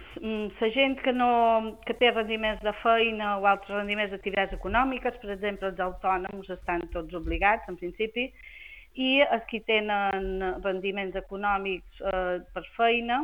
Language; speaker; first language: Catalan; native; Catalan